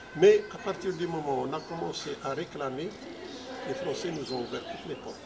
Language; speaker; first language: French; non-native, local second language; Arabic